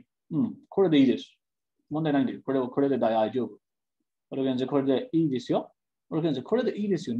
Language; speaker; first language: Japanese; non-native, fluent; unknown